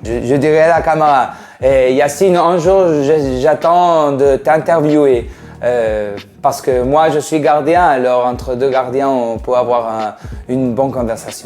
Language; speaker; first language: French; non-native, fluent; Spanish